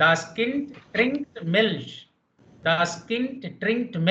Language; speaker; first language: German; non-native, fluent; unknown